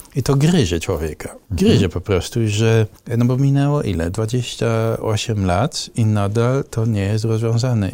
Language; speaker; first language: Polish; non-native, fluent; Dutch